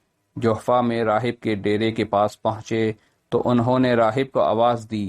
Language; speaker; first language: Urdu; native; Urdu